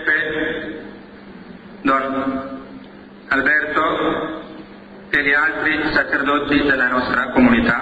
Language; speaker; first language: Italian; non-native, fluent; Malayalam